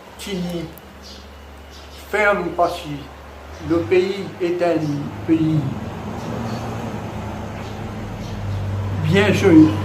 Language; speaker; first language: French; non-native, local second language; Morisyen